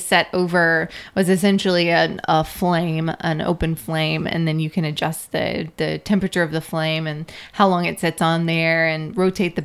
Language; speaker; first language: English; native; English